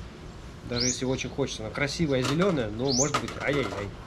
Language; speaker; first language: Russian; native; Russian